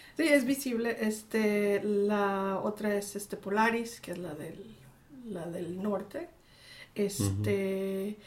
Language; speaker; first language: Spanish; native; Spanish